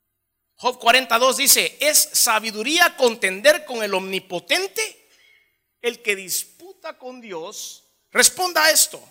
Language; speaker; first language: Spanish; native; Spanish